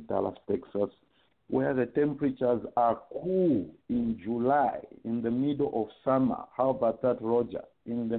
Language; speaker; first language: English; non-native, local second language; Bemba